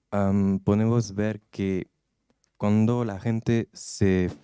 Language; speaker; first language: Spanish; non-native, learner; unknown